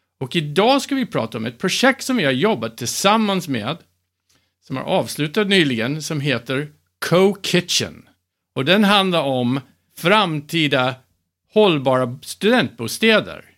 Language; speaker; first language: Swedish; non-native, fluent; English